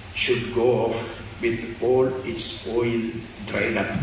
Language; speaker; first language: English; non-native, local second language; Malayalam